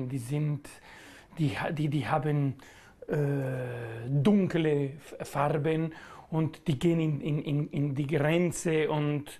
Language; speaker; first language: German; non-native, learner; Spanish